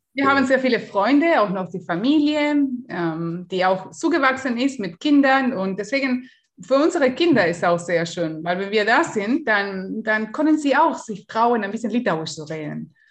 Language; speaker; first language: German; non-native, fluent; Spanish